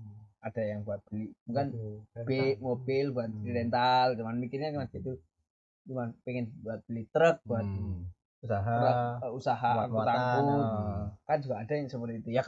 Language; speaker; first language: Indonesian; native; Indonesian